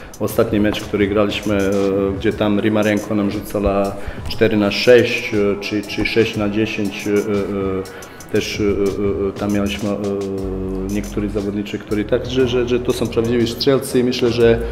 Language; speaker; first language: Polish; non-native, fluent; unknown